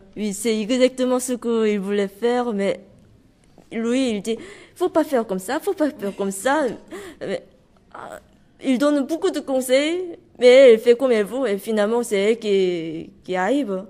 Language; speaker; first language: French; non-native, learner; Korean